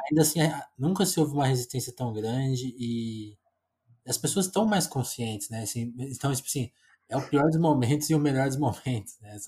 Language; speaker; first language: Portuguese; native; Portuguese